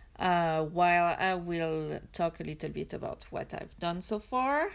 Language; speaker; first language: English; non-native, fluent; French